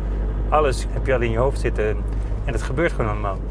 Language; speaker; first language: Dutch; native; Dutch